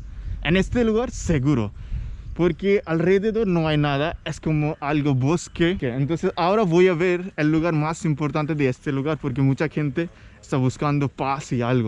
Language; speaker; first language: Spanish; non-native, fluent; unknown